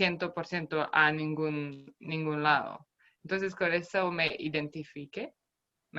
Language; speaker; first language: Spanish; non-native, fluent; Romanian